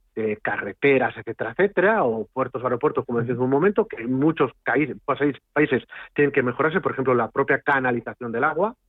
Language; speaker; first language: Spanish; native; Spanish